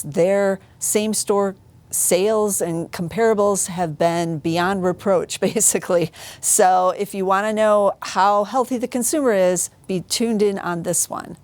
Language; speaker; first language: English; native; English